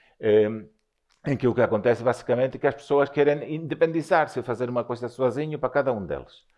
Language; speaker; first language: Portuguese; non-native, fluent; Spanish